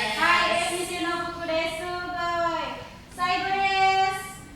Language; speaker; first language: Japanese; non-native, learner; Indonesian